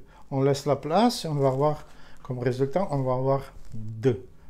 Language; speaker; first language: French; non-native, learner; Ukrainian